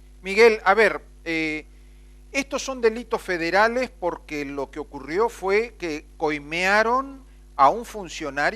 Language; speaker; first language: Spanish; native; Spanish